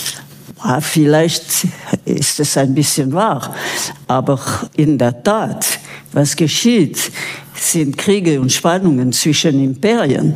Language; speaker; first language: German; non-native, local second language; French